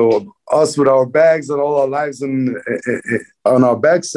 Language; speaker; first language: English; non-native, fluent; Danish